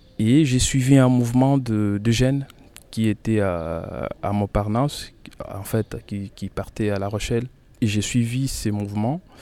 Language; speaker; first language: French; non-native, local second language; Lingala